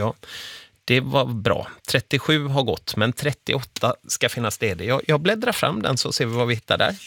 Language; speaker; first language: Swedish; native; Swedish